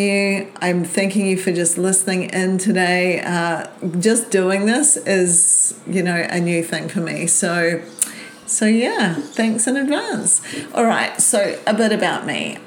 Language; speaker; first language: English; native; English